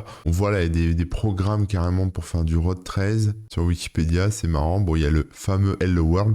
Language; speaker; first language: French; native; French